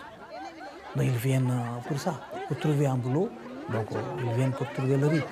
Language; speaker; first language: French; non-native, local second language; Malagasy